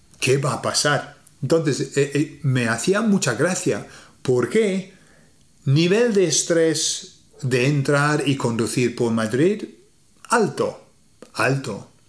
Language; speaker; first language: Spanish; non-native, fluent; English